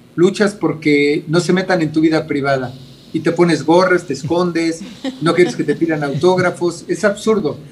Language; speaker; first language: Spanish; native; Spanish